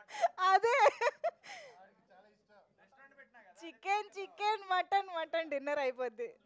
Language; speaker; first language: Telugu; native; Telugu